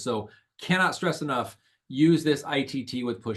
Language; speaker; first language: English; native; English